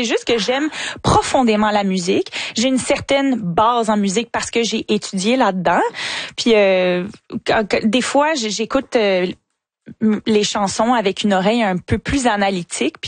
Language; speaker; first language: French; native; French